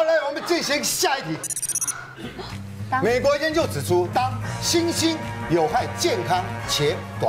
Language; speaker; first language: Chinese; native; Chinese